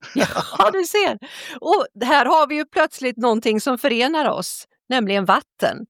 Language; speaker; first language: Swedish; native; Swedish